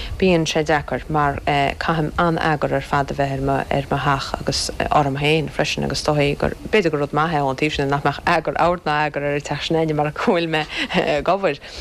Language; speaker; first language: Irish; native; Irish